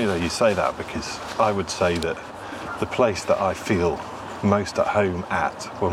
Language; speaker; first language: English; native; English